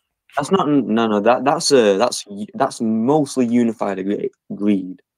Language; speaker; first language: English; native; English